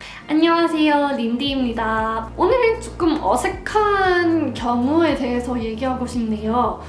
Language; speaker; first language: Korean; non-native, fluent; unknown